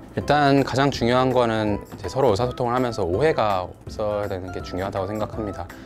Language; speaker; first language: Korean; early bilingual, heritage; Korean